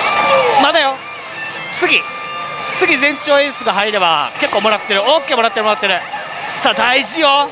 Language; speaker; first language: Japanese; native; Japanese